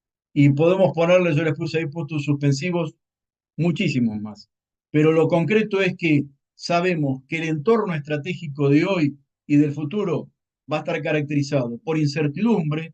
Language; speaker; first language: Spanish; native; Spanish